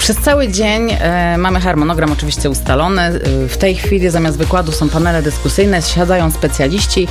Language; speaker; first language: Polish; native; Polish